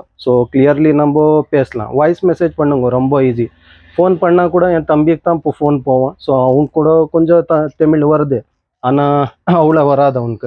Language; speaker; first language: Tamil; non-native, local second language; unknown